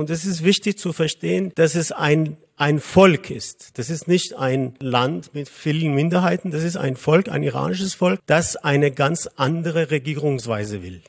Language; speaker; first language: German; non-native, fluent; Persian